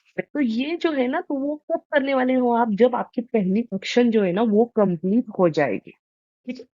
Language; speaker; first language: Hindi; non-native, local second language; Marathi